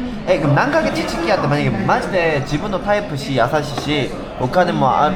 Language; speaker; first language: Japanese; non-native, learner; Korean